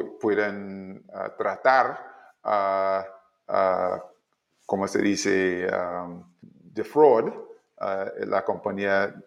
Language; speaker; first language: Spanish; non-native, learner; English